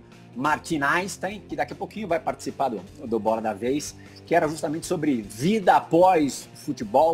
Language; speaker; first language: Portuguese; native; Portuguese